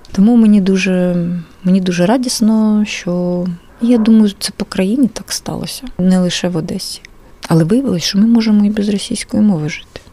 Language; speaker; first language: Ukrainian; non-native, local second language; Russian